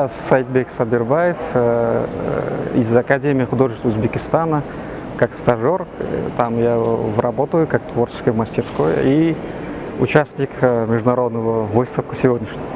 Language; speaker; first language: Russian; non-native, learner; Uzbek